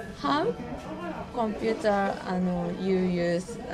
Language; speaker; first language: English; non-native, learner; Japanese